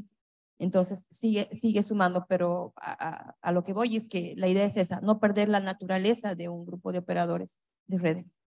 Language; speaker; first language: Spanish; native; Spanish